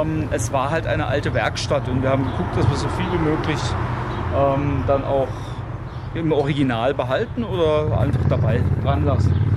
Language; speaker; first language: German; native; German